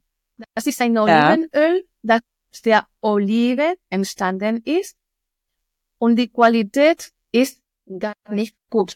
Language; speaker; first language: German; non-native, fluent; Spanish